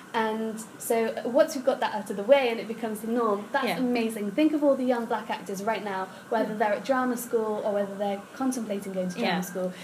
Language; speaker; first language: English; native; English